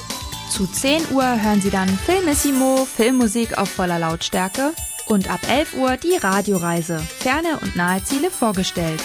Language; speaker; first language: German; native; German